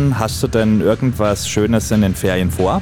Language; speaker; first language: German; native; German